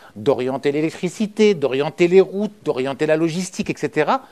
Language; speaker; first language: French; non-native, local second language; Arabic